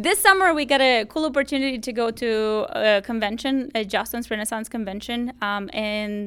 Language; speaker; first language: English; non-native, fluent; Romanian